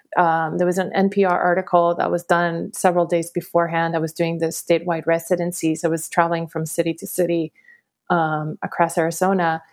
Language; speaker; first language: English; early bilingual, other home language; Spanish